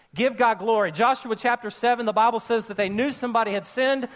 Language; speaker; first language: English; native; English